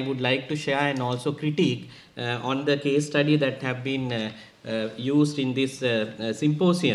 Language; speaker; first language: English; non-native, local second language; Sinhala